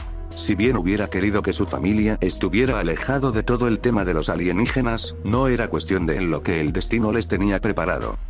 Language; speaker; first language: Spanish; native; Spanish